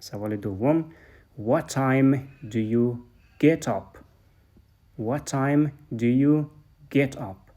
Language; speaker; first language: English; non-native, fluent; Persian